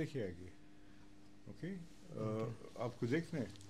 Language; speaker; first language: Hindi; non-native, local second language; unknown